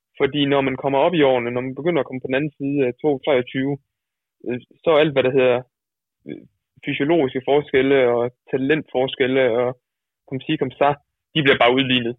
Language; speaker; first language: Danish; early bilingual, other home language; Dutch